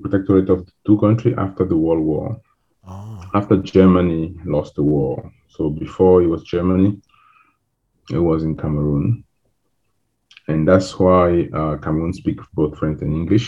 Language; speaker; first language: English; non-native, local second language; French